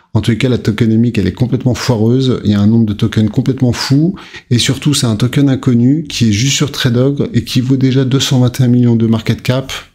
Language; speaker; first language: French; native; French